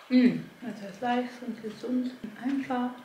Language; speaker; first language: German; non-native, learner; Korean